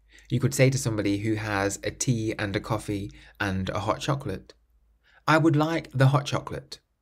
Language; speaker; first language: English; native; English